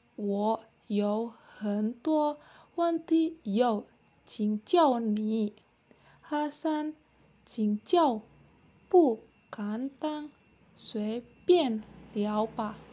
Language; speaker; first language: Chinese; non-native, learner; Indonesian